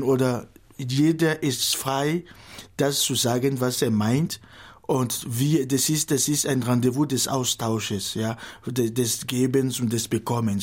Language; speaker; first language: German; non-native, fluent; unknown